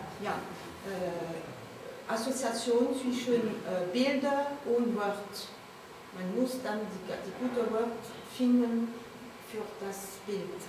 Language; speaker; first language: German; non-native, learner; French